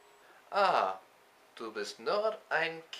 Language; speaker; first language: German; non-native, learner; English